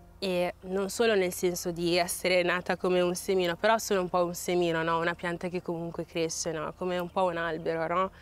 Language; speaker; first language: Italian; early bilingual, other home language; Akan